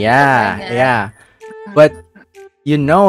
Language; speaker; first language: English; non-native, learner; Indonesian